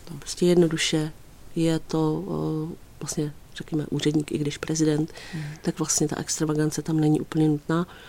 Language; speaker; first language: Czech; native; Czech